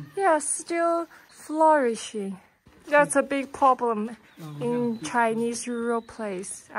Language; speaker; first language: English; non-native, fluent; Chinese